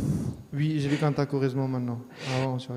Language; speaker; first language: French; early bilingual, other home language; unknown